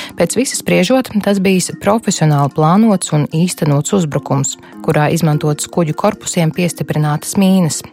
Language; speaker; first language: Latvian; native; Latvian